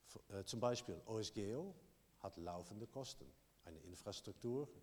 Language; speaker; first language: German; non-native, learner; Dutch